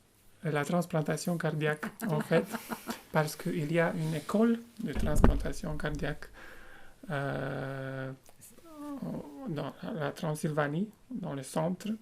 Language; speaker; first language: French; non-native, fluent; Romanian